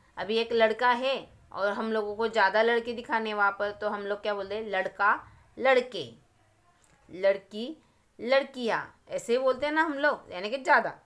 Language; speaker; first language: Hindi; non-native, local second language; Marathi